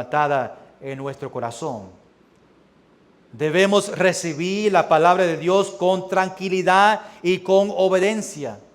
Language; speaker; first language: Spanish; early bilingual, heritage; English